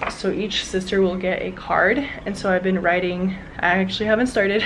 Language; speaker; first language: English; native; English